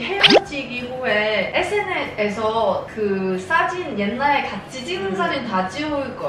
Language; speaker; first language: Korean; non-native, learner; Cantonese